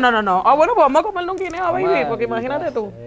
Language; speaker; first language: Spanish; native; Spanish